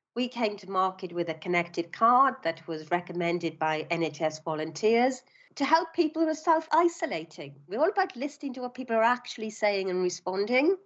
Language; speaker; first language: English; native; English